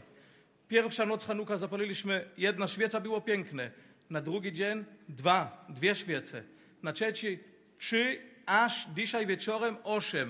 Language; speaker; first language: Polish; non-native, fluent; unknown